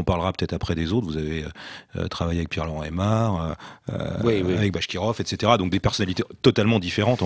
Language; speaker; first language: French; native; French